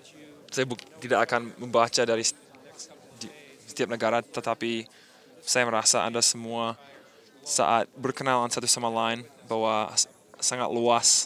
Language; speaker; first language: Indonesian; non-native, fluent; English